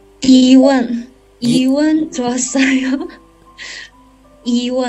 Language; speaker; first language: Korean; non-native, learner; Chinese